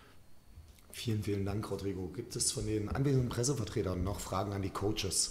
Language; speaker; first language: German; native; German